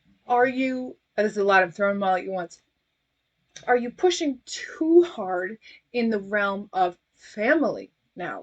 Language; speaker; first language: English; native; English